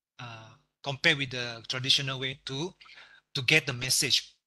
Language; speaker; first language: English; non-native, local second language; Malay